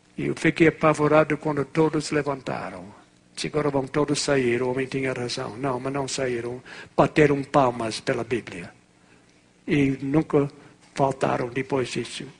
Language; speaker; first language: Portuguese; non-native, fluent; English